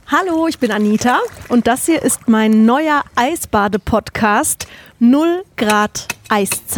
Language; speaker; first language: German; native; German